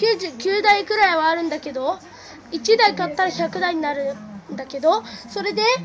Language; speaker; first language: Japanese; native; Japanese